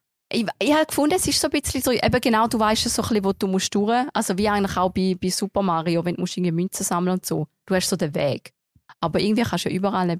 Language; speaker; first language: German; native; German